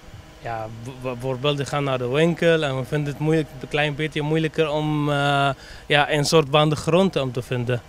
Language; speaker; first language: Dutch; non-native, learner; Arabic